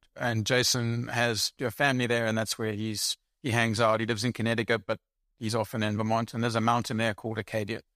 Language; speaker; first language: English; native; English